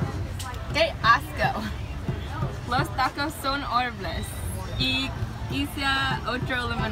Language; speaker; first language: Spanish; non-native, learner; English